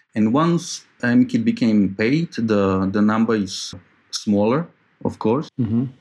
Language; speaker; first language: English; non-native, fluent; Slovak